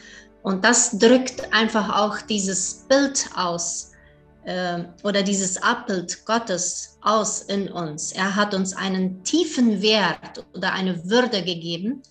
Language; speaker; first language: German; early bilingual, heritage; German